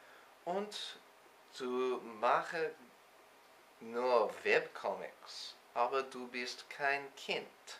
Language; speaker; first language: German; non-native, learner; English